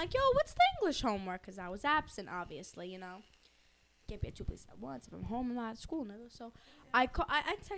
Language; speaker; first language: English; early bilingual, other home language; Greek